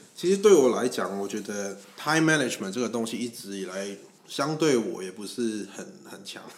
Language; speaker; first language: Chinese; non-native, local second language; Cantonese